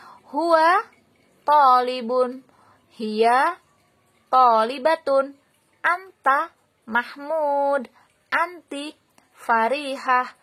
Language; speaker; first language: Arabic; non-native, fluent; Indonesian